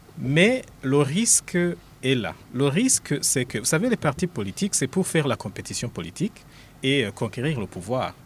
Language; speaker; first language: French; non-native, local second language; Rundi